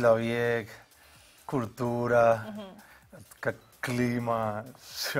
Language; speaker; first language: Russian; non-native, learner; Spanish